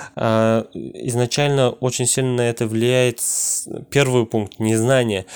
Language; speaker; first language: Russian; non-native, local second language; Kazakh